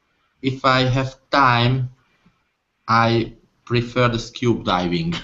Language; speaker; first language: English; non-native, learner; Hungarian